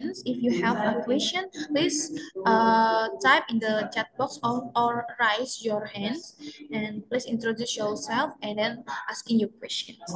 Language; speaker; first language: English; non-native, fluent; Indonesian